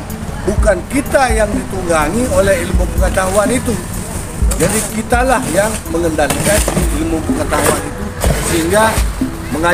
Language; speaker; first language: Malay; non-native, local second language; Sasak